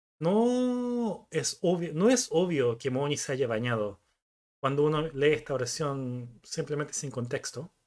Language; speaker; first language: Spanish; non-native, fluent; Korean